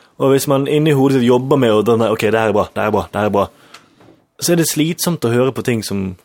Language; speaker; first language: Norwegian; non-native, fluent; German